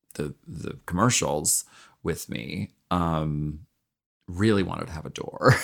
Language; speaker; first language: English; native; English